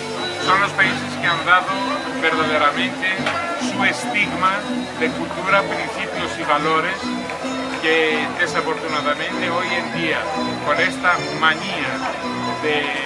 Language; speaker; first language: Spanish; non-native, fluent; Greek